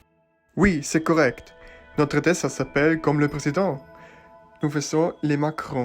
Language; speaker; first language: French; non-native, learner; Swiss German